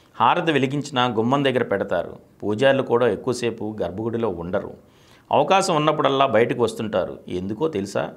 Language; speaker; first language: Telugu; native; Telugu